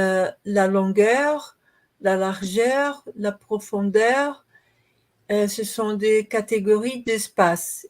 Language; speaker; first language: French; non-native, learner; Portuguese